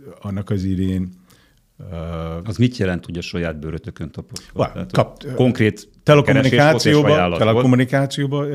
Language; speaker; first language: Hungarian; non-native, fluent; English